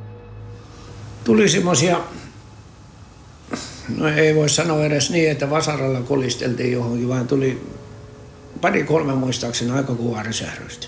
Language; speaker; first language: Finnish; early bilingual, heritage; Finnish